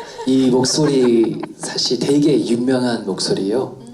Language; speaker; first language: Korean; non-native, fluent; English